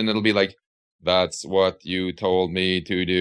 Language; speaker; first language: English; non-native, fluent; Swedish